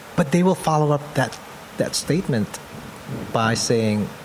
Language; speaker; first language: English; non-native, local second language; Pampanga